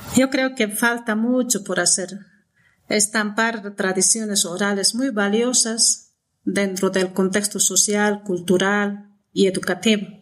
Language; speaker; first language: Spanish; native; Spanish